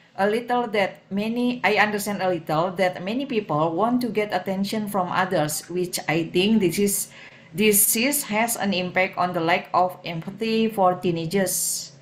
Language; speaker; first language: English; non-native, fluent; Indonesian